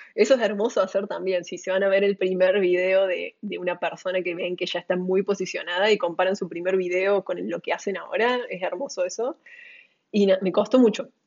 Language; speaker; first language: Spanish; native; Spanish